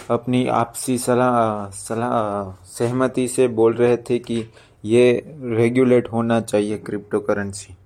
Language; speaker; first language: Hindi; non-native, local second language; Gujarati